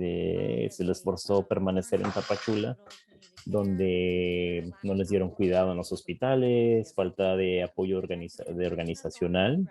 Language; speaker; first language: Spanish; non-native, fluent; English